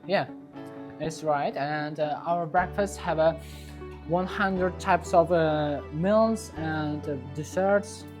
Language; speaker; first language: English; non-native, local second language; Uzbek